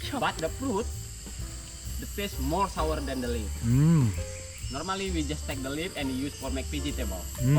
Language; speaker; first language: English; non-native, learner; Indonesian